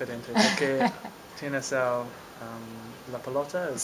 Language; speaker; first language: Spanish; non-native, learner; English